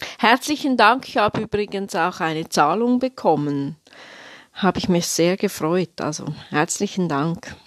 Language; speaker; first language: German; native; German